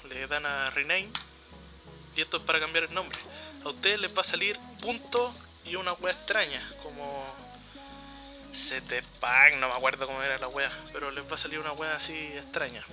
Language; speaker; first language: Spanish; native; Spanish